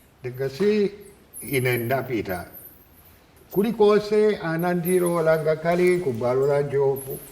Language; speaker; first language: Nyanja; non-native, fluent; French